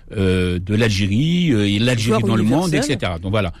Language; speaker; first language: French; non-native, local second language; Kabyle